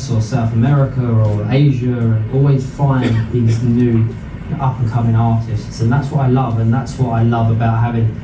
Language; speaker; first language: English; native; English